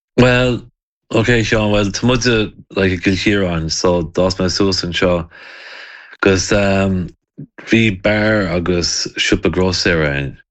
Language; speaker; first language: Irish; native; Irish